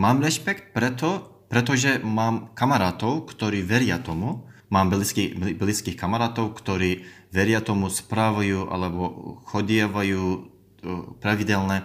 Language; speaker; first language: Slovak; non-native, learner; Turkish